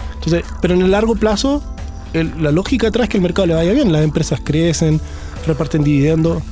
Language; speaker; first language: Spanish; native; Spanish